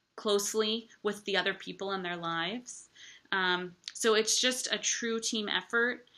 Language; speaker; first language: English; native; English